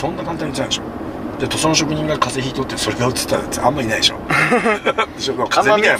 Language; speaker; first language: Japanese; native; Japanese